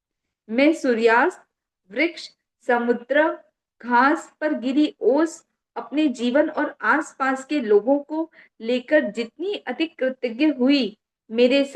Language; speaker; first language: Hindi; native; Hindi